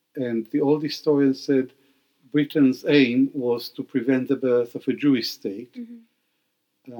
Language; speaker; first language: English; non-native, fluent; Hebrew